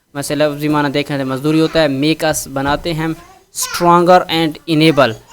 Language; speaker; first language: Urdu; non-native, local second language; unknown